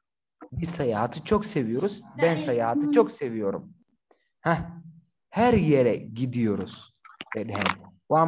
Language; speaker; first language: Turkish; non-native, fluent; Somali